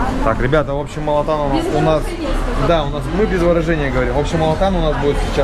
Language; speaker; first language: Russian; native; Russian